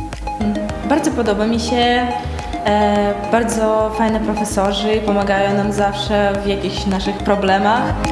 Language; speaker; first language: Polish; non-native, learner; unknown